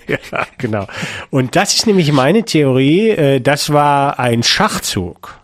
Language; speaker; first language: German; native; German